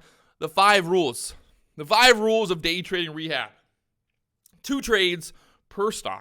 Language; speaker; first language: English; native; English